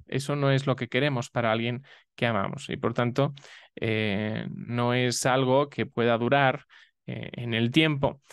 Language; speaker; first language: Spanish; native; Spanish